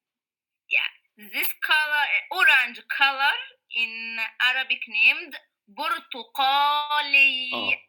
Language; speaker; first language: English; non-native, learner; Arabic